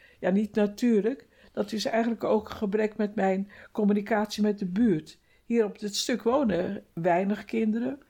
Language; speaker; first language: Dutch; native; Dutch